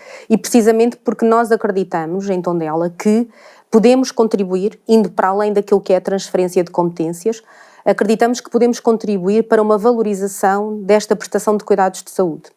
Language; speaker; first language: Portuguese; native; Portuguese